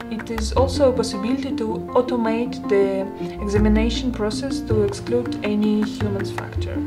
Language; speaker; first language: English; non-native, fluent; Russian